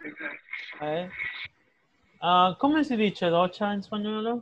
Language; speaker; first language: Italian; non-native, fluent; Spanish